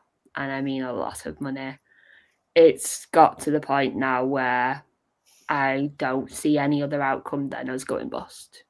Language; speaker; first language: English; native; English